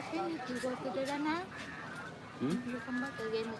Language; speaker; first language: English; non-native, learner; Vietnamese